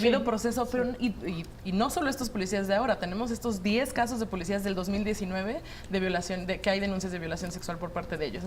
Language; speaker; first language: Spanish; native; Spanish